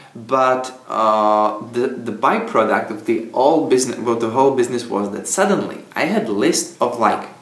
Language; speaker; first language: English; non-native, fluent; Czech